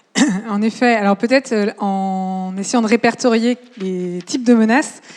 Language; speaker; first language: French; native; French